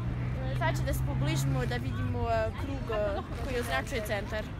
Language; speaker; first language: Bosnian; early bilingual, heritage; Serbian